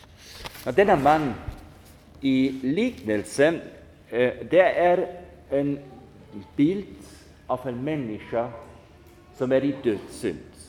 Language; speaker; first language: Swedish; non-native, fluent; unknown